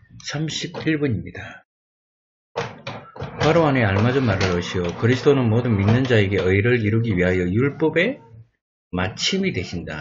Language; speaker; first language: Korean; native; Korean